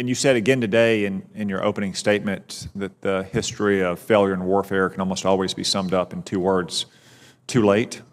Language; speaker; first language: English; native; English